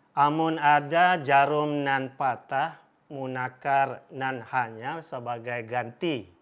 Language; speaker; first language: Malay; native; Malay